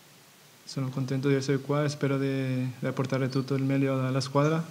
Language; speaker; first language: Italian; non-native, fluent; Spanish